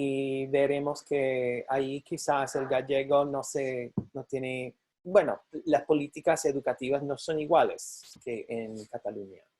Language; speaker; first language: Spanish; non-native, fluent; English